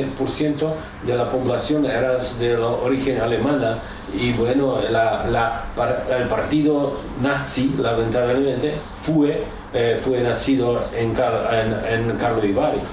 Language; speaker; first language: Spanish; non-native, fluent; Czech